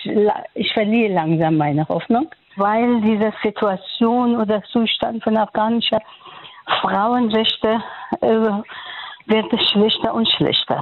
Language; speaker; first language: German; non-native, fluent; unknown